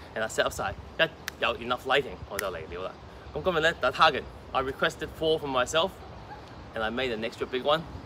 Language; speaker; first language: English; non-native, local second language; Cantonese